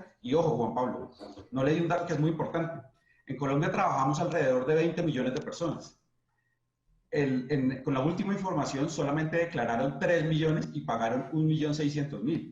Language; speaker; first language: Spanish; native; Spanish